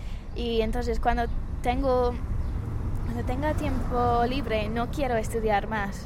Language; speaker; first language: Spanish; non-native, fluent; English